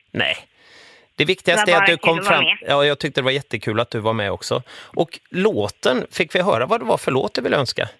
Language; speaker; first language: Swedish; native; Swedish